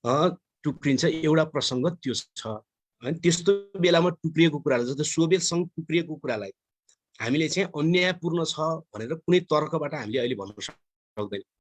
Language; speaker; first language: Nepali; native; Nepali